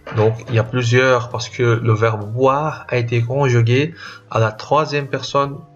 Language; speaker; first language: French; non-native, fluent; Portuguese